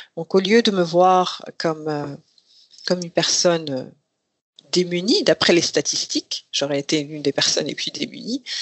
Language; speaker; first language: French; non-native, local second language; Rundi